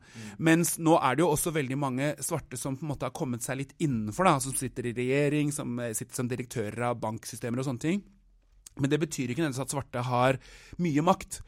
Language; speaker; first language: Norwegian; native; Norwegian